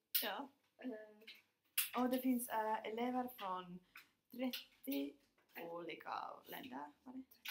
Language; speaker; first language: Swedish; non-native, fluent; Finnish